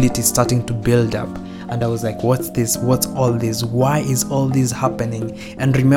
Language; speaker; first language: English; non-native, local second language; Swahili